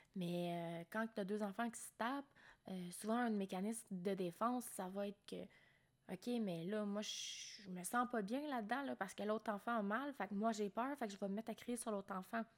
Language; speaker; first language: French; native; French